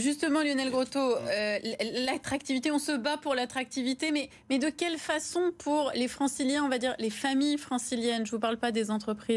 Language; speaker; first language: French; native; French